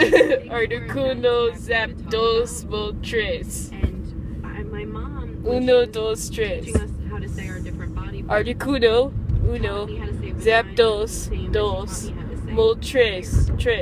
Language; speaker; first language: Spanish; non-native, learner; English